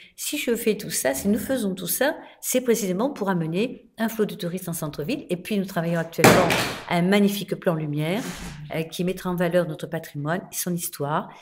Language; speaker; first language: French; native; French